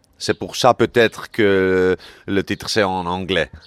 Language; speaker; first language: French; non-native, learner; Greek